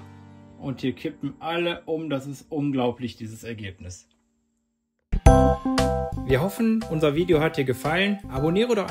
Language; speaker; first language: German; native; German